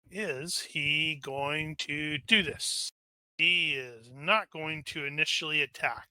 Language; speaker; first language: English; native; English